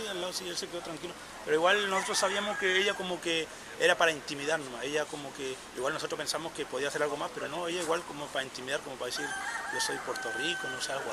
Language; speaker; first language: Spanish; native; Spanish